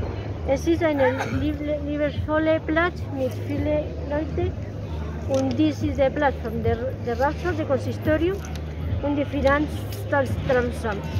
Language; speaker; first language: German; non-native, learner; Spanish